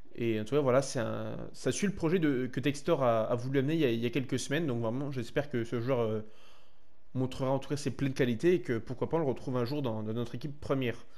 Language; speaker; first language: French; native; French